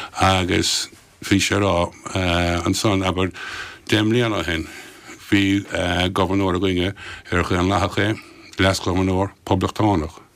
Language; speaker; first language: Irish; non-native, local second language; English